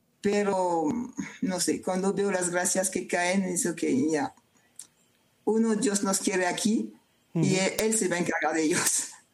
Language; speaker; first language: Spanish; non-native, fluent; French